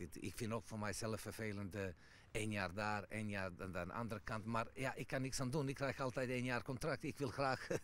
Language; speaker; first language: Dutch; non-native, fluent; Serbian